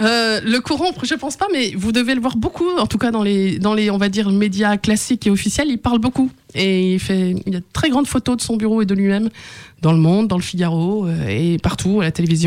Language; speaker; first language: French; native; French